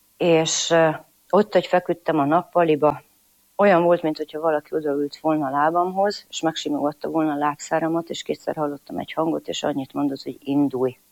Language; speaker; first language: Hungarian; non-native, local second language; Croatian